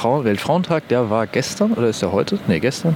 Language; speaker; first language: German; native; German